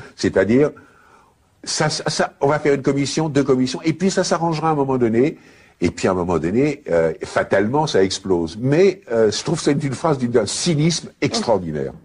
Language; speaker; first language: French; native; French